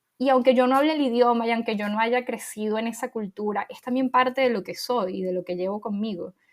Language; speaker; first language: Spanish; native; Spanish